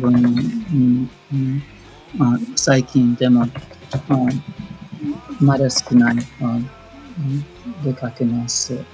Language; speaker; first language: Japanese; non-native, learner; English